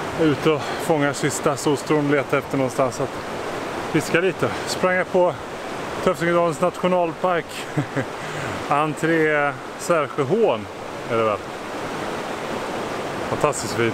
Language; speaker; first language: Swedish; native; Swedish